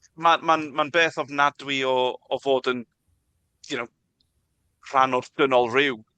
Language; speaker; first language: English; non-native, local second language; Welsh